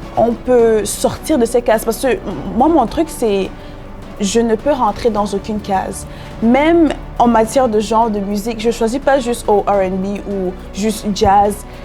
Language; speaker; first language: French; native; French